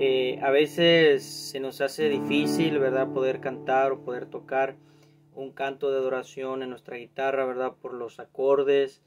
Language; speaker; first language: Spanish; native; Spanish